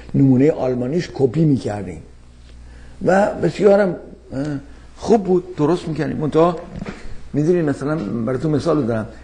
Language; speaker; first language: Persian; native; Persian